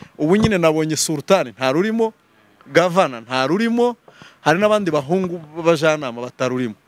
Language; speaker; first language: Kinyarwanda; native; Kinyarwanda